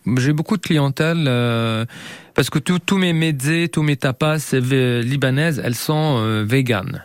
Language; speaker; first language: French; non-native, local second language; Arabic